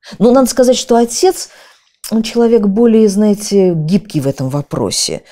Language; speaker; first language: Russian; native; Russian